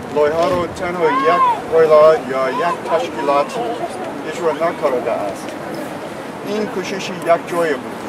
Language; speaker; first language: Tajik; non-native, learner; English